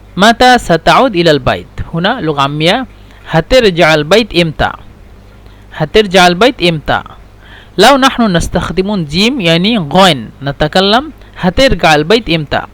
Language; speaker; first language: Arabic; non-native, fluent; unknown